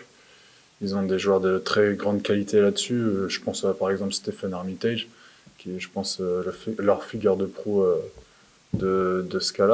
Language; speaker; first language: French; native; French